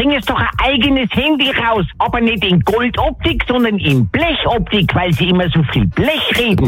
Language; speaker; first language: German; native; German